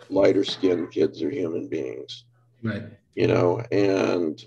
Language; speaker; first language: English; native; English